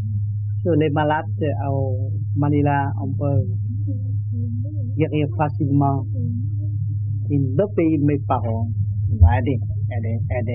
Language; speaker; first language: French; non-native, learner; Vietnamese